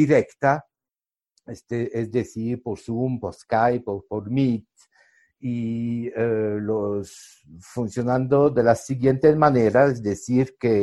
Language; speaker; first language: Spanish; non-native, fluent; French